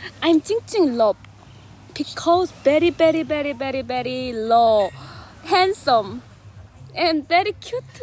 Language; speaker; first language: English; non-native, learner; Korean